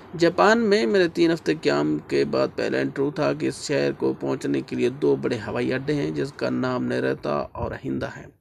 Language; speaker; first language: Urdu; native; Urdu